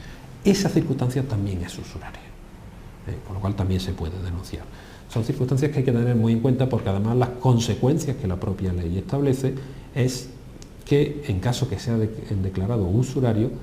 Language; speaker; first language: Spanish; native; Spanish